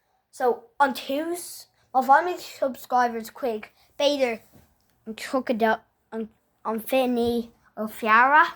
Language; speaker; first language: Irish; non-native, local second language; English